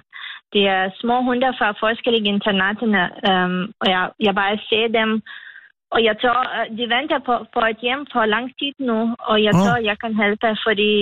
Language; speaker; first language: Danish; non-native, learner; Lithuanian